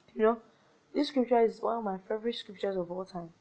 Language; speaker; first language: English; non-native, local second language; Yoruba